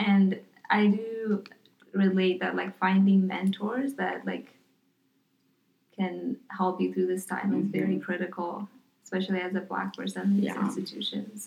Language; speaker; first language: English; non-native, fluent; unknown